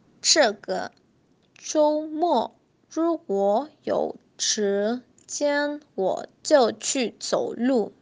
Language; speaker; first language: Chinese; non-native, learner; Spanish